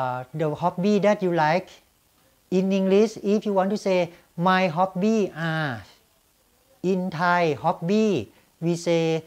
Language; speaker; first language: English; non-native, fluent; Thai